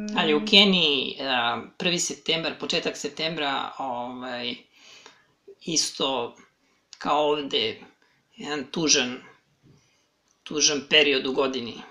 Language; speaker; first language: Serbian; native; Serbian